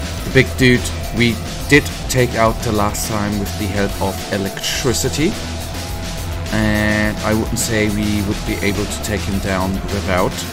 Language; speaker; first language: English; non-native, fluent; German